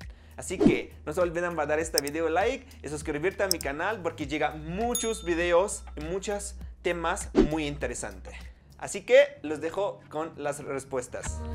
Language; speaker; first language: Spanish; non-native, fluent; Arabic